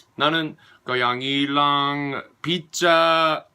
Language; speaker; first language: Korean; non-native, learner; English